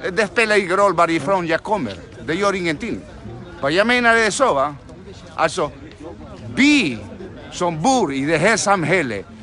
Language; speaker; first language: Swedish; non-native, fluent; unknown